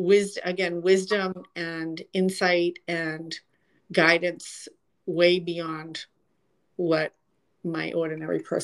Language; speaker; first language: English; native; English